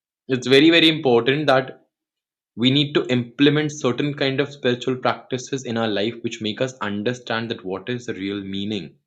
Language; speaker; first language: English; non-native, local second language; Hindi